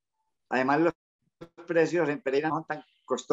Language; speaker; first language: Spanish; native; Spanish